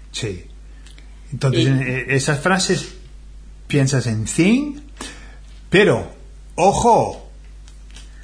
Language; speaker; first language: Spanish; non-native, fluent; English